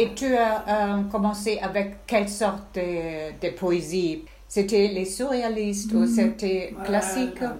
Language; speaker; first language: French; non-native, fluent; German